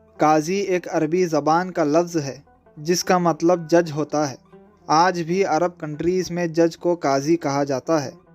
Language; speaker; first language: Urdu; native; Urdu